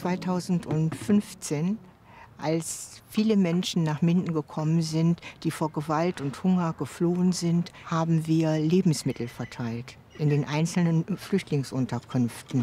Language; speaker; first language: German; native; German